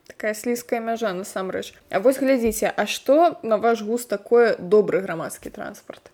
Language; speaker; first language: Belarusian; non-native, local second language; Russian